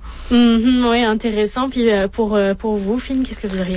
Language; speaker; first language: French; native; French